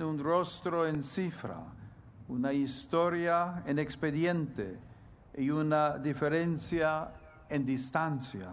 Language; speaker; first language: Spanish; non-native, fluent; English